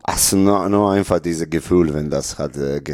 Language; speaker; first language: German; non-native, learner; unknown